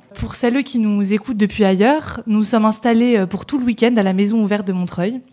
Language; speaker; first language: French; native; French